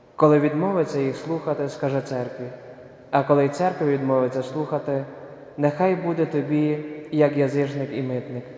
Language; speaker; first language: Ukrainian; native; Ukrainian